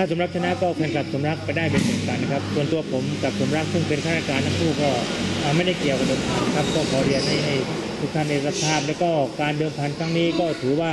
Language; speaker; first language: Thai; native; Thai